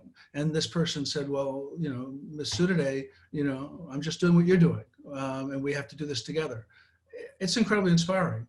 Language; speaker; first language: English; native; English